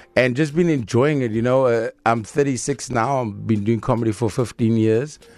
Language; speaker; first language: English; native; English